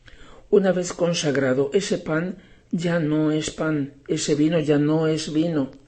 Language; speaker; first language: Spanish; native; Spanish